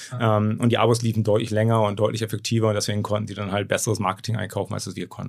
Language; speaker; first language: German; native; German